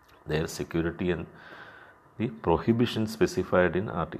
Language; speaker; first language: English; non-native, local second language; Malayalam